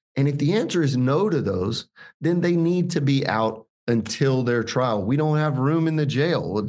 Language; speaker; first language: English; native; English